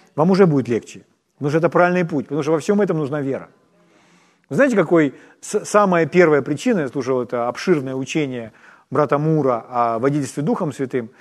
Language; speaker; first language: Russian; non-native, local second language; Ukrainian